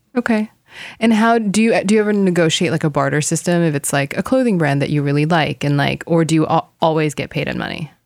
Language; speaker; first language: English; non-native, fluent; Korean